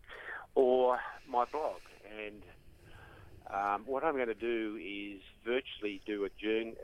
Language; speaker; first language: English; native; English